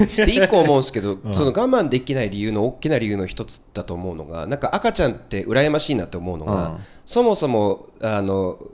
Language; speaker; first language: Japanese; native; Japanese